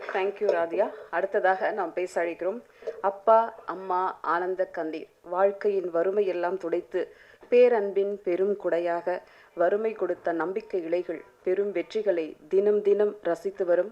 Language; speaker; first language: Tamil; native; Tamil